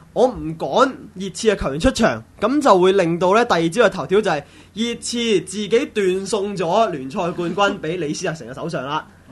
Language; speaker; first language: Cantonese; native; Cantonese